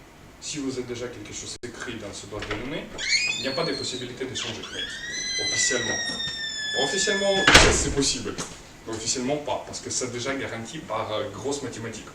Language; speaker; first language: French; non-native, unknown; Russian